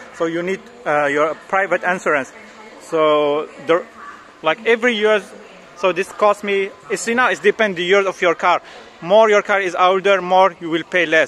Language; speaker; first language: English; non-native, learner; French